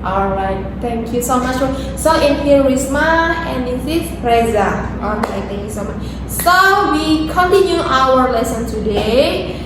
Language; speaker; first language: English; non-native, learner; Indonesian